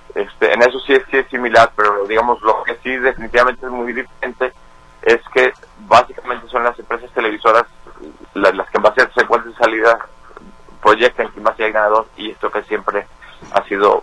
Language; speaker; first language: Spanish; native; Spanish